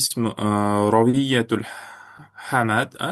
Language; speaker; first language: Arabic; non-native, learner; Uzbek